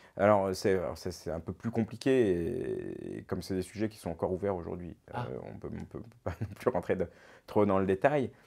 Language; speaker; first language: French; native; French